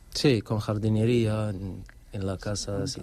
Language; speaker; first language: Spanish; non-native, learner; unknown